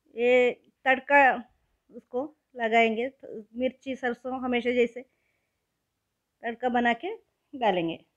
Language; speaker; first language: Hindi; non-native, local second language; Kannada